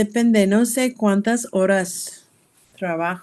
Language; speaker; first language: Spanish; non-native, learner; English